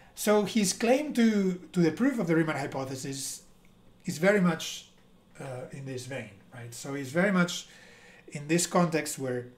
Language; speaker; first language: English; non-native, fluent; Spanish